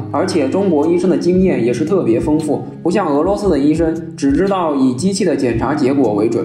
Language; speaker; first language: Chinese; native; Chinese